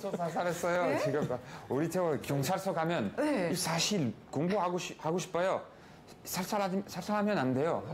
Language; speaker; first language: Korean; non-native, learner; French